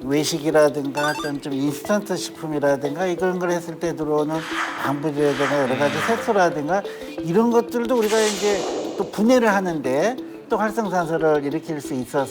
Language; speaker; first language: Korean; native; Korean